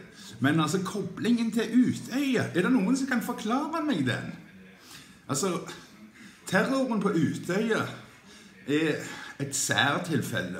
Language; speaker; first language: Norwegian; native; Norwegian